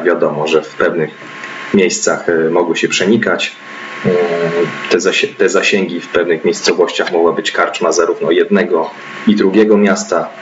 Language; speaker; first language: Polish; native; Polish